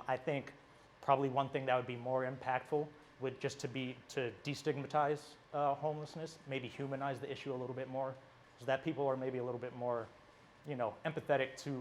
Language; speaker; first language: English; native; English